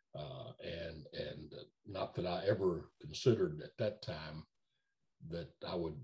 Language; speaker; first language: English; native; English